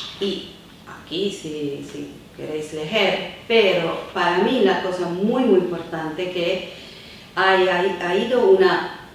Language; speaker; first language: Spanish; non-native, fluent; Italian